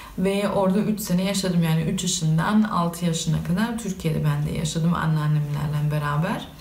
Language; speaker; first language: Turkish; early bilingual, heritage; Turkish